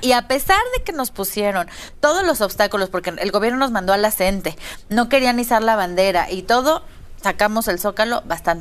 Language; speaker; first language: Spanish; native; Spanish